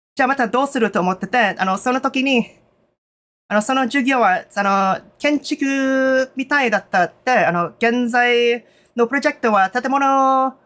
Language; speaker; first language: Japanese; non-native, learner; English